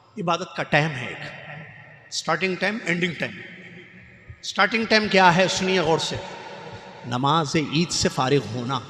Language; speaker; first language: Urdu; native; Urdu